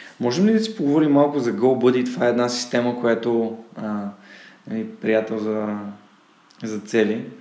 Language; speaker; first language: Bulgarian; native; Bulgarian